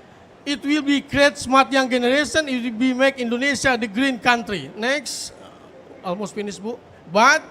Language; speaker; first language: English; non-native, fluent; Indonesian